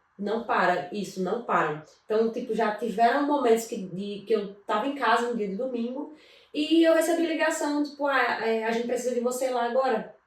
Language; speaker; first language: Portuguese; native; Portuguese